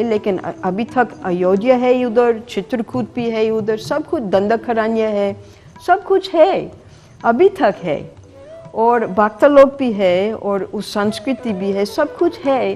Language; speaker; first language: Hindi; non-native, fluent; English